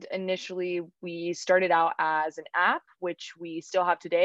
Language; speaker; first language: English; native; English